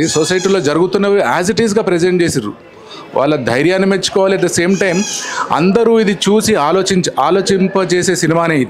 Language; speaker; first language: Telugu; native; Telugu